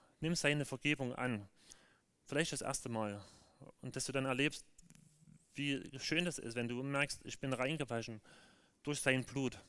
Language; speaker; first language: German; native; German